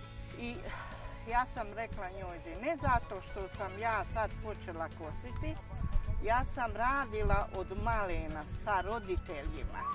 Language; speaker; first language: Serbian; non-native, local second language; Hungarian